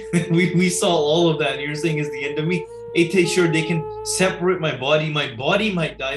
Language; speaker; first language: English; early bilingual, other home language; Punjabi